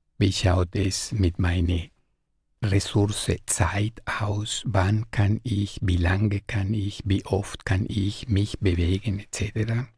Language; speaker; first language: German; non-native, fluent; Spanish